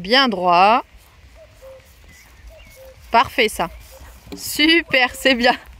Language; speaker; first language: French; native; French